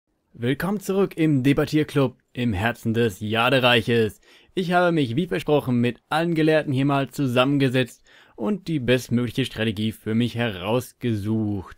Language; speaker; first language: German; native; German